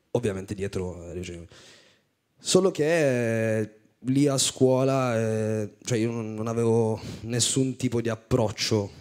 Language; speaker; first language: Italian; early bilingual, other home language; Amharic